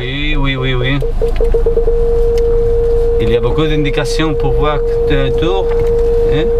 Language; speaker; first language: French; non-native, learner; Spanish